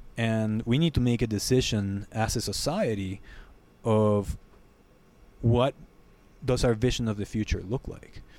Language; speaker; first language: English; non-native, fluent; Spanish